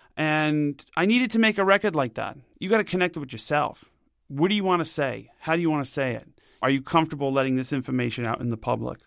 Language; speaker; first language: English; native; English